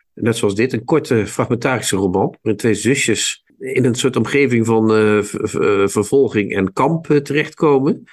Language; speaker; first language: Dutch; native; Dutch